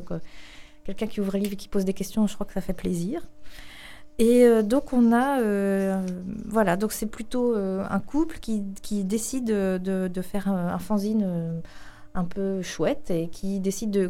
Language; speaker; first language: French; native; French